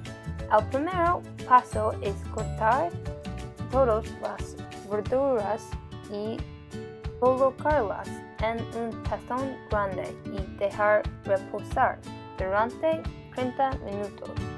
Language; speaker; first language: Spanish; non-native, learner; English